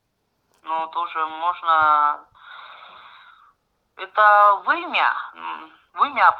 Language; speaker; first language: Russian; non-native, learner; Chinese